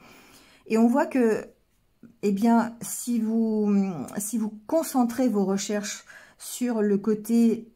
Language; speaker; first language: French; native; French